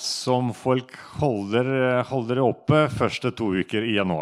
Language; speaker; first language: Norwegian; non-native, fluent; Russian